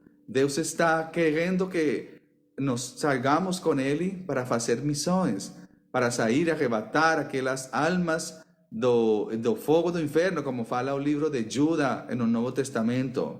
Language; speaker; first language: Portuguese; non-native, fluent; Spanish